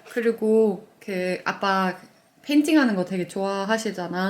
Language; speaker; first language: Korean; native; Korean